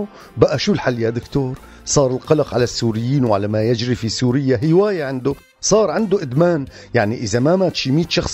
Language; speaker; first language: Arabic; native; Arabic